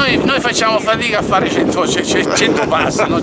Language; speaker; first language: Italian; native; Italian